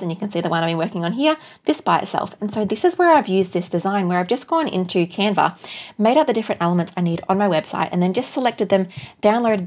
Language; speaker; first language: English; native; English